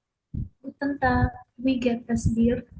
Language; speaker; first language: German; non-native, learner; Indonesian